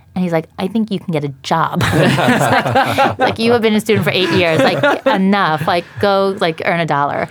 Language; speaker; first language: English; native; English